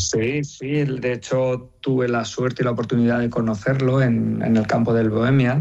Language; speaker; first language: Spanish; native; Spanish